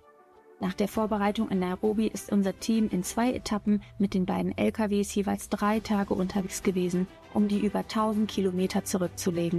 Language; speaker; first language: German; native; German